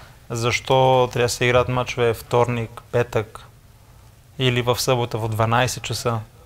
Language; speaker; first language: Bulgarian; non-native, fluent; Greek